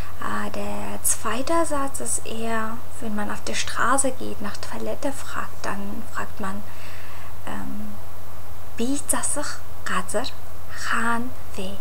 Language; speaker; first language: German; non-native, fluent; Mongolian